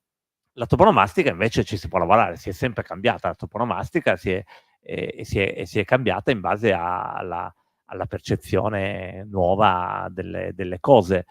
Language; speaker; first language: Italian; native; Italian